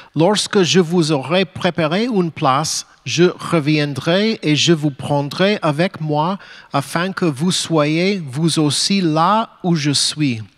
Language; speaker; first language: French; non-native, fluent; English